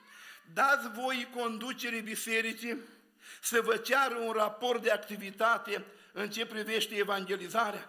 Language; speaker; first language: Romanian; native; Romanian